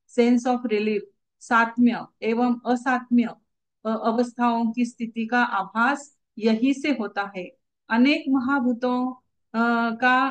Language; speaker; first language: Hindi; non-native, local second language; Marathi